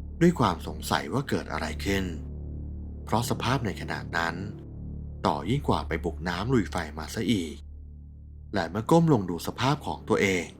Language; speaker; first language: Thai; native; Thai